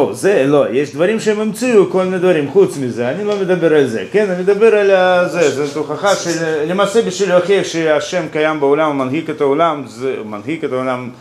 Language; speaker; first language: Hebrew; non-native, fluent; Russian